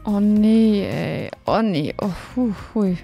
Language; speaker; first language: German; native; German